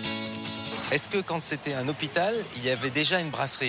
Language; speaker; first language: French; native; French